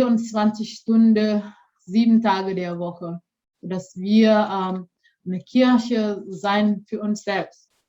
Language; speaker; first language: German; non-native, fluent; Indonesian